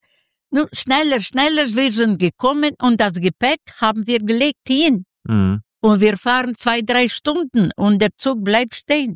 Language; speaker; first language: German; non-native, fluent; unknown